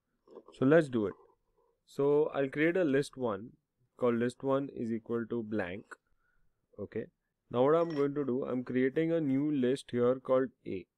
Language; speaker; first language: English; non-native, local second language; Hindi